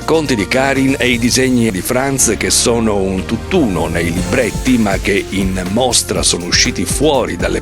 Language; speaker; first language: Italian; native; Italian